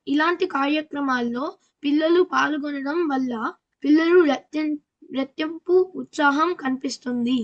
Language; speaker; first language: Telugu; early bilingual, heritage; Telugu